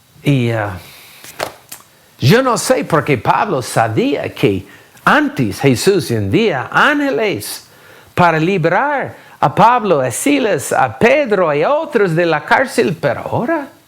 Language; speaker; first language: Spanish; non-native, fluent; English